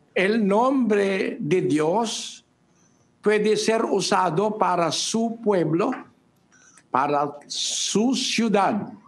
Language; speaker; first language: Spanish; non-native, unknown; Filipino